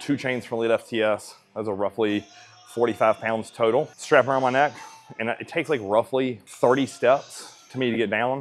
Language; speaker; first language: English; native; English